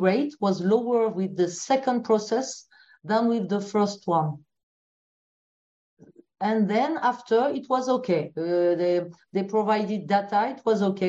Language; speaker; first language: English; non-native, fluent; French